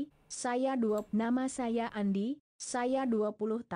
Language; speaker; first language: Indonesian; non-native, learner; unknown